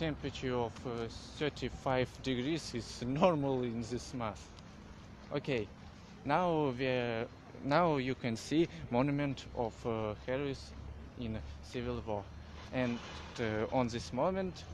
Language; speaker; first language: English; non-native, learner; Russian